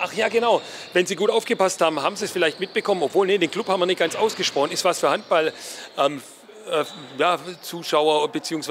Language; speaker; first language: German; native; German